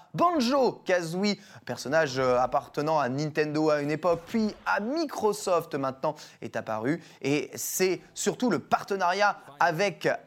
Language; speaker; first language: French; native; French